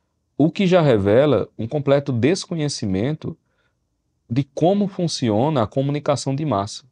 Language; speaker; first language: Portuguese; native; Portuguese